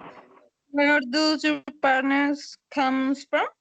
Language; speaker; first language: English; non-native, learner; Spanish